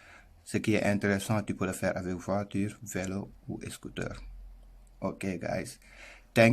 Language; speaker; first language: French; non-native, local second language; Wolof